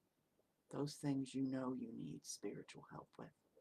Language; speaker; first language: English; native; English